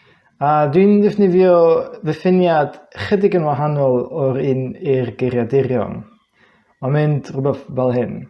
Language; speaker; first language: Welsh; non-native, fluent; English